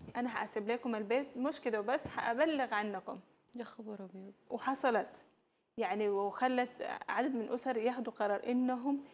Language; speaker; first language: Arabic; native; Arabic